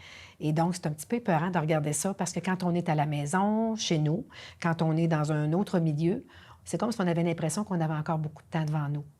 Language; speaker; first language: French; native; French